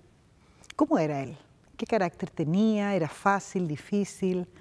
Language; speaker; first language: Spanish; native; Spanish